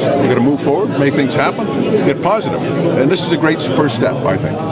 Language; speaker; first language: English; native; English